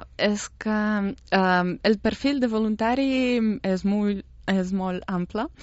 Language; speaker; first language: Catalan; non-native, fluent; Russian